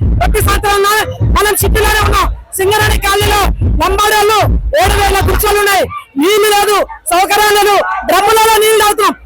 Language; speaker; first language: Telugu; non-native, local second language; Lambadi